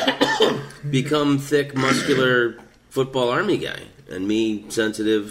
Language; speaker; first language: English; native; English